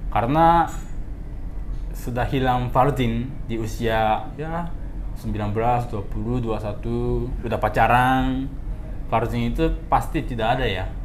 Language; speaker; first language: Indonesian; non-native, fluent; Japanese